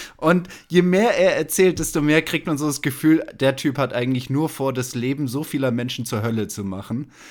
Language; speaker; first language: German; native; German